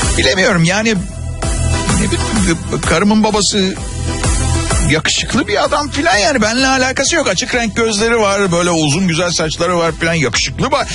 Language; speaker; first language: Turkish; native; Turkish